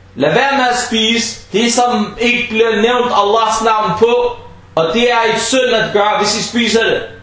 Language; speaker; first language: Danish; early bilingual, other home language; Arabic